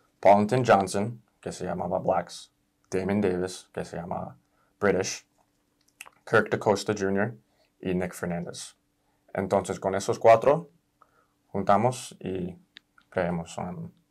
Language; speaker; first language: Spanish; early bilingual, heritage; Spanish